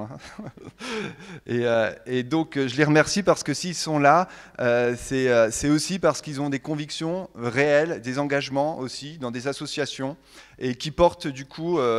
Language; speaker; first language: French; native; French